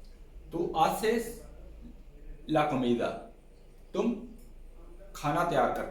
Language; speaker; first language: Spanish; non-native, learner; Urdu